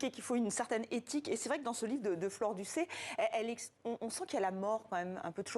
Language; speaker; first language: French; native; French